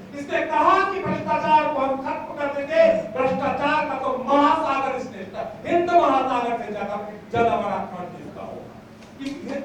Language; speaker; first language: Hindi; native; Hindi